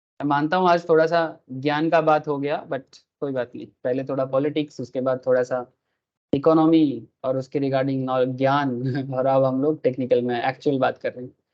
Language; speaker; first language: Hindi; non-native, local second language; Bangla